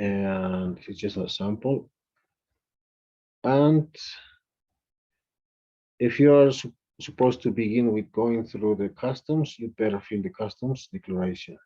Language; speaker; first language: English; non-native, fluent; Spanish